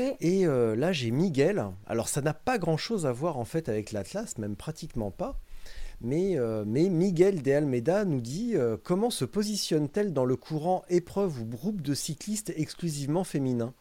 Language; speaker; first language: French; native; French